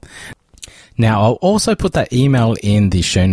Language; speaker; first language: English; native; English